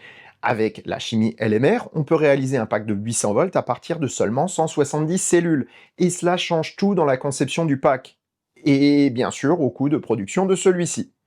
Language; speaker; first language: French; native; French